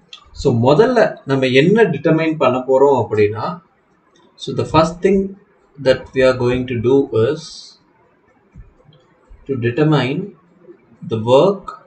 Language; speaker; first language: Tamil; native; Tamil